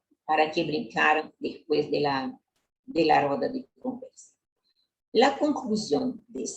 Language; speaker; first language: Spanish; non-native, learner; Portuguese